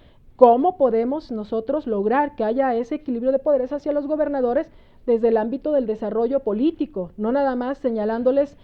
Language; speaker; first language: Spanish; native; Spanish